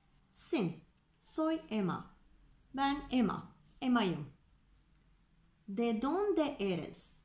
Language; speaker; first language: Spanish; non-native, fluent; Turkish